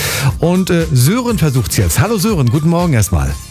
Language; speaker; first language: German; native; German